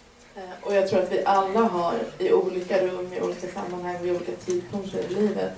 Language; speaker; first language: Swedish; early bilingual, other home language; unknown